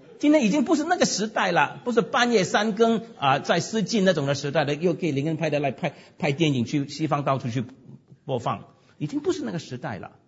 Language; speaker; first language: Chinese; non-native, local second language; Cantonese